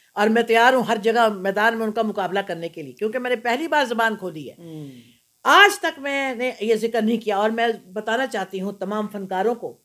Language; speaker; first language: Urdu; non-native, local second language; Punjabi